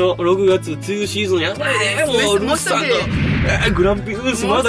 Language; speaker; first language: Japanese; native; Japanese